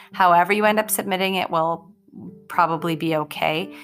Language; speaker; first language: English; native; English